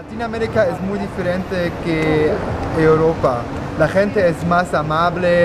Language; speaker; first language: Spanish; non-native, learner; German